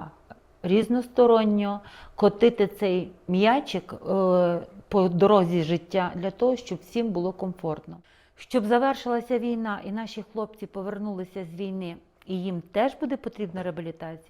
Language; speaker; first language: Ukrainian; native; Ukrainian